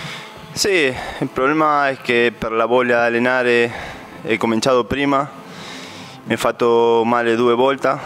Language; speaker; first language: Italian; non-native, fluent; Spanish